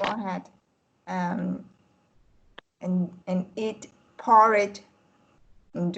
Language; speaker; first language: English; non-native, learner; Vietnamese